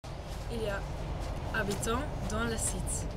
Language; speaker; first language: French; non-native, learner; Dutch